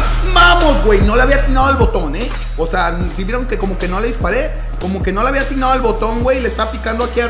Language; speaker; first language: Spanish; native; Spanish